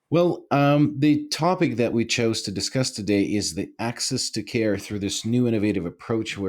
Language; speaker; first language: English; non-native, fluent; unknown